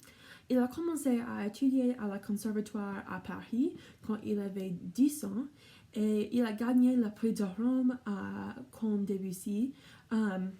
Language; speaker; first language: French; non-native, learner; English